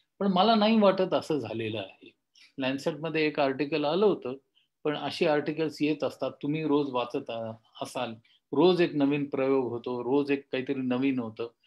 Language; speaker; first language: Marathi; non-native, local second language; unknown